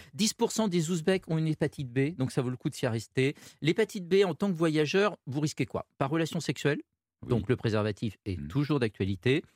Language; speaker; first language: French; native; French